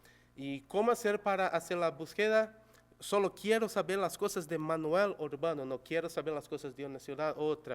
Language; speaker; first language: Spanish; non-native, local second language; Portuguese